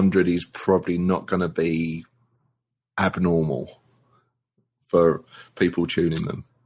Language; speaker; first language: English; native; English